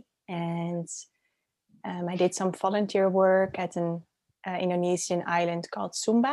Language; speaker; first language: English; non-native, fluent; Dutch